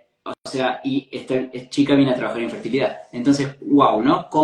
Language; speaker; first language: Spanish; native; Spanish